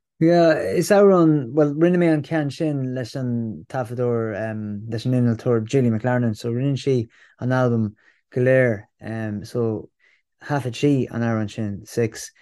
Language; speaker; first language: Irish; non-native, local second language; English